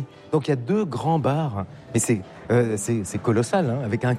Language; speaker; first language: French; native; French